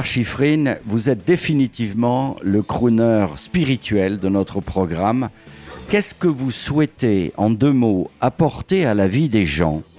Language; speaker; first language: French; native; French